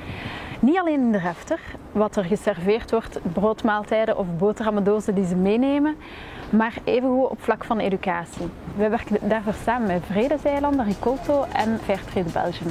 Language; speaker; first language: Dutch; native; Dutch